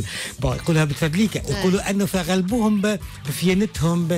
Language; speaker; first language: Arabic; native; Arabic